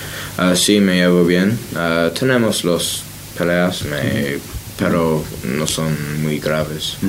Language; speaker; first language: Spanish; non-native, learner; English